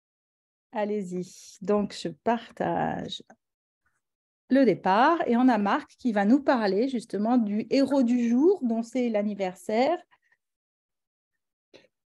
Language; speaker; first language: French; native; French